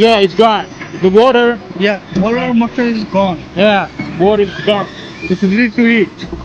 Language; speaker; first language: English; non-native, learner; Chinese